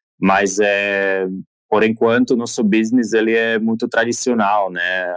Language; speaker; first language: Portuguese; non-native, fluent; Slovak